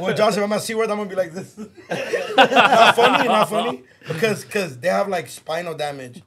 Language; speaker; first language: English; early bilingual, other home language; Spanish